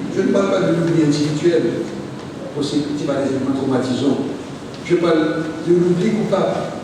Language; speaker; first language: French; non-native, local second language; Haitian Creole